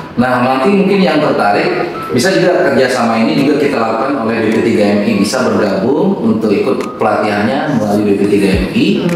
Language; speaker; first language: Indonesian; native; Indonesian